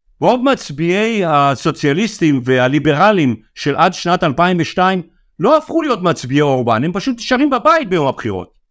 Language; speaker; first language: Hebrew; native; Hebrew